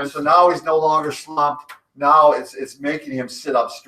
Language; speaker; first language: English; native; English